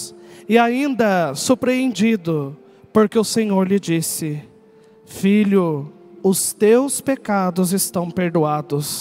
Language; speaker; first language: Portuguese; native; Portuguese